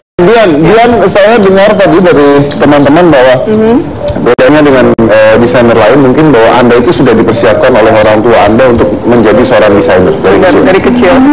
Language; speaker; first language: Indonesian; native; Indonesian